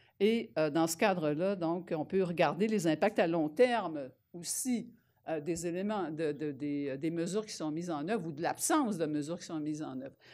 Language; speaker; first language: French; native; French